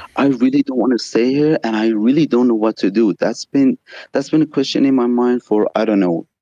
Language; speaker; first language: English; non-native, fluent; Persian